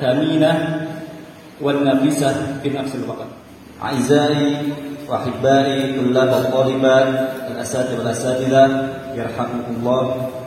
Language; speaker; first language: Arabic; non-native, fluent; Indonesian